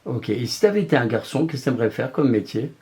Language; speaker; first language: French; native; French